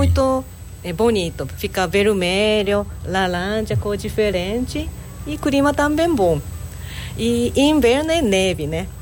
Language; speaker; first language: Portuguese; non-native, learner; Japanese